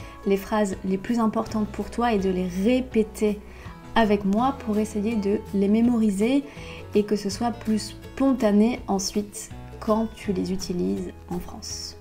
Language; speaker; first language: French; native; French